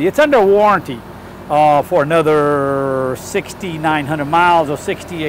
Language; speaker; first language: English; non-native, fluent; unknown